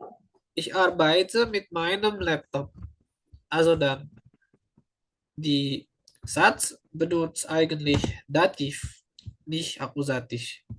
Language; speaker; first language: German; non-native, learner; Indonesian